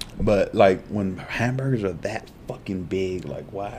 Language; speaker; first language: English; early bilingual, other home language; Spanish